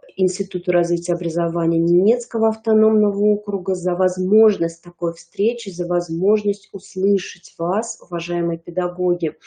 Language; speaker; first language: Russian; native; Russian